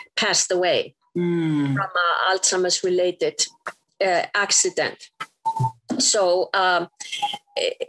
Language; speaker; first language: English; non-native, fluent; Icelandic